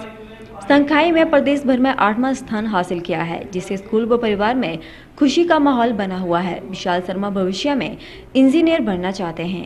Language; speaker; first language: Hindi; native; Hindi